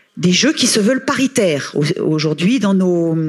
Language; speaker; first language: French; native; French